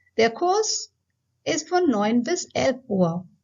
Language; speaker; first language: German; non-native, fluent; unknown